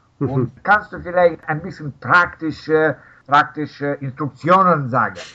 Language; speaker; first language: German; non-native, fluent; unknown